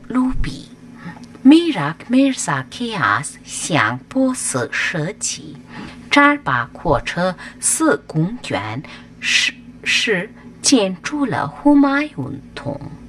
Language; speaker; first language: Chinese; non-native, fluent; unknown